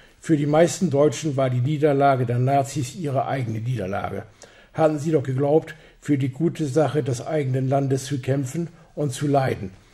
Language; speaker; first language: German; native; German